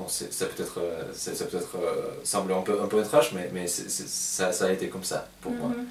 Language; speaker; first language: French; non-native, fluent; Russian